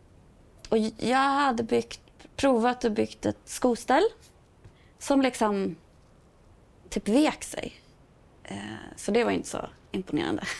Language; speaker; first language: Swedish; native; Swedish